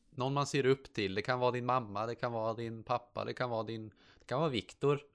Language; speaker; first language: Swedish; native; Swedish